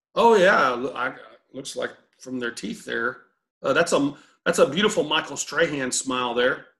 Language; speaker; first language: English; native; English